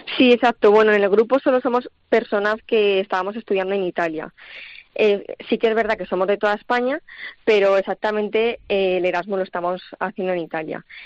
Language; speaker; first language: Spanish; native; Spanish